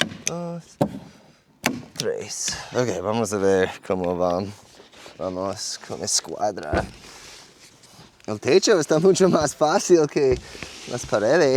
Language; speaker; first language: Spanish; non-native, fluent; English